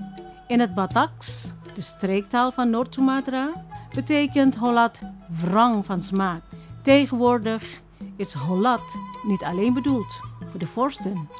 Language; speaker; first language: Dutch; non-native, fluent; Indonesian